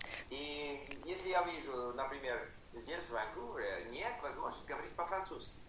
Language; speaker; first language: Russian; non-native, learner; English